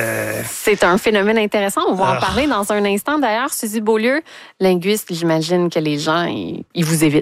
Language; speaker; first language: French; native; French